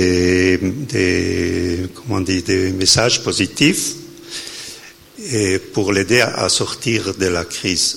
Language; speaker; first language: French; non-native, learner; Italian